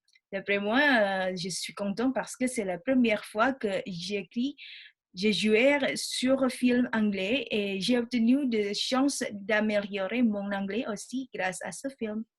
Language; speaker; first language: French; non-native, learner; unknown